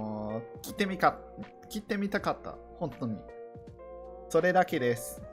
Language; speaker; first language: Japanese; non-native, learner; English